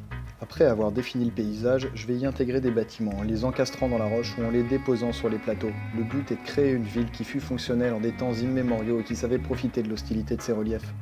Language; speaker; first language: French; native; French